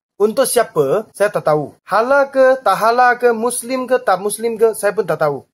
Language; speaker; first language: Malay; non-native, local second language; Chinese